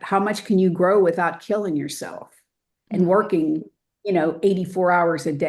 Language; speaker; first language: English; native; English